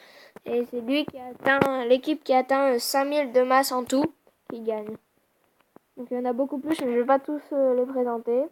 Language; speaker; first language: French; native; French